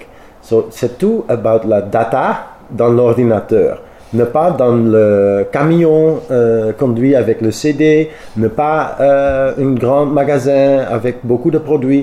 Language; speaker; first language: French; non-native, learner; Dutch